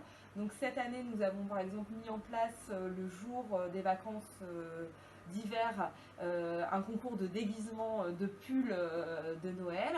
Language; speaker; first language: French; native; French